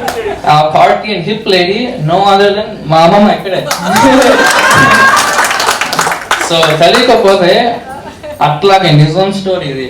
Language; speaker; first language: Telugu; early bilingual, heritage; Telugu